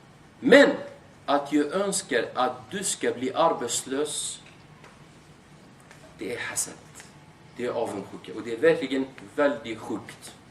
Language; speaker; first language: Swedish; non-native, fluent; Arabic